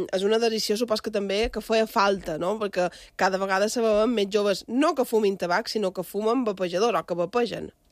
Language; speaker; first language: Catalan; native; Catalan